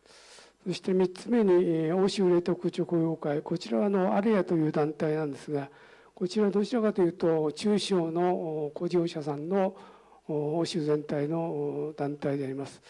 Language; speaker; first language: Japanese; native; Japanese